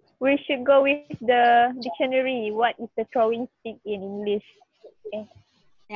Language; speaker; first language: English; non-native, learner; Malay